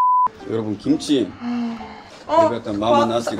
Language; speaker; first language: Russian; non-native, fluent; Korean